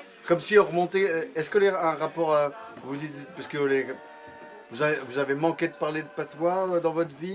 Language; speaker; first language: French; native; French